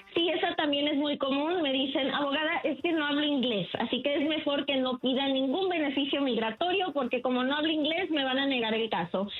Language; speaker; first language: Spanish; early bilingual, heritage; Spanish